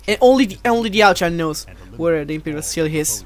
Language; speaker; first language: English; non-native, fluent; Italian